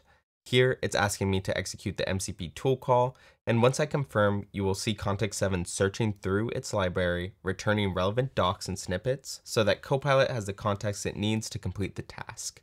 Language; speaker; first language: English; native; English